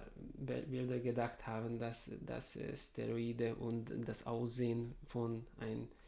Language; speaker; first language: German; non-native, fluent; Hungarian